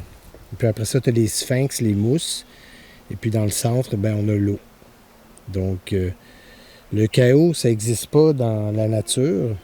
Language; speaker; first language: French; native; French